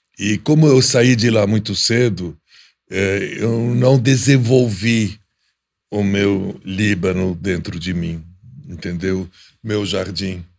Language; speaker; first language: Portuguese; non-native, fluent; Arabic